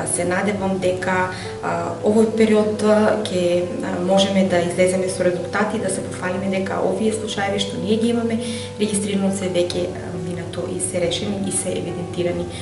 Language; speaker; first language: Macedonian; native; Macedonian